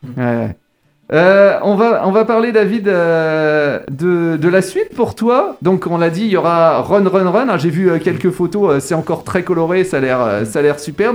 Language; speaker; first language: French; native; French